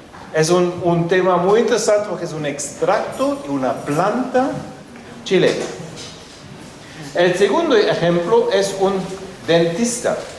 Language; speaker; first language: Spanish; non-native, fluent; German